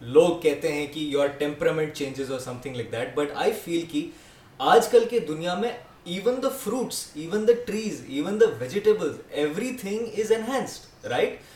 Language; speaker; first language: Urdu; native; Urdu